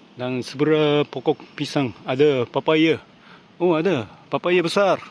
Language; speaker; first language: Malay; non-native, learner; Japanese